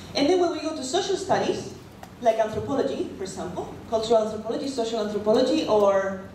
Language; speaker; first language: English; non-native, fluent; Spanish